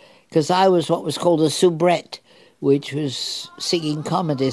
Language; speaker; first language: English; native; English